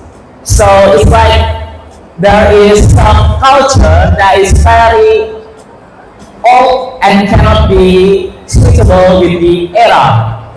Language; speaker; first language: English; non-native, fluent; Indonesian